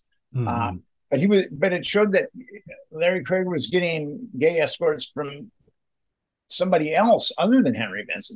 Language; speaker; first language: English; native; English